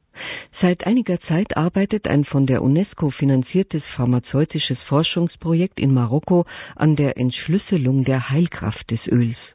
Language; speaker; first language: German; native; German